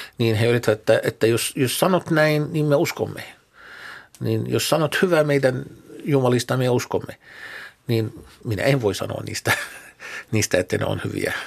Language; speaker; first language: Finnish; non-native, fluent; Arabic